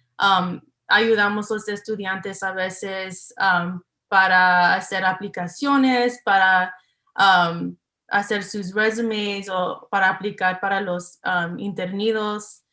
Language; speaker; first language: Spanish; early bilingual, heritage; English